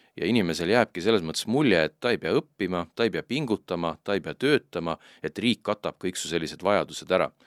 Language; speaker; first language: Estonian; native; Estonian